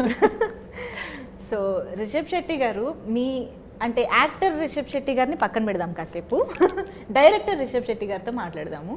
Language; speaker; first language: Telugu; native; Telugu